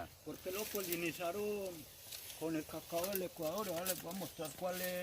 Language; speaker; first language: Spanish; native; Spanish